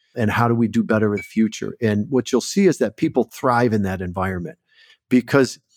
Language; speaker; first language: English; native; English